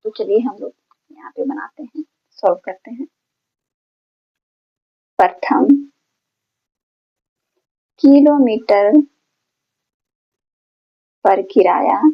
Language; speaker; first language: Hindi; native; Hindi